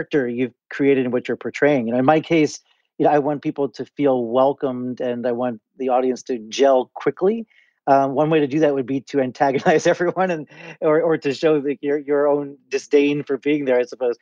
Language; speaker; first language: English; native; English